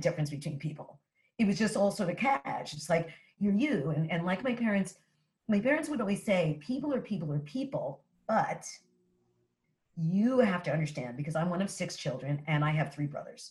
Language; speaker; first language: English; native; English